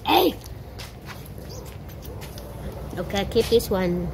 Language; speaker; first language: English; non-native, learner; Vietnamese